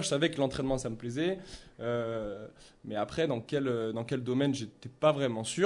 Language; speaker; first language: French; native; French